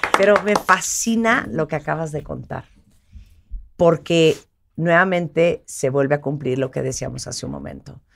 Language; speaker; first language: Spanish; native; Spanish